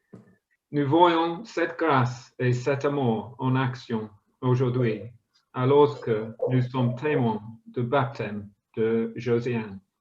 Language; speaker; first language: French; non-native, fluent; English